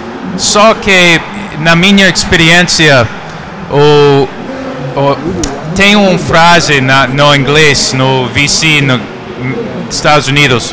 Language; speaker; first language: Portuguese; non-native, fluent; English